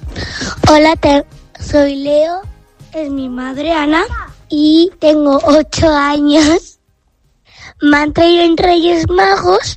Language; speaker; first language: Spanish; non-native, local second language; Catalan